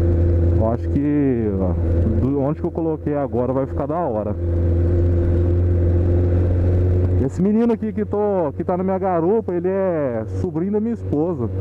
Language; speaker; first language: Portuguese; native; Portuguese